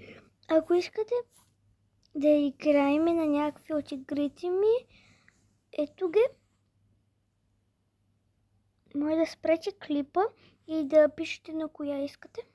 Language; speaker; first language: Bulgarian; early bilingual, heritage; Bulgarian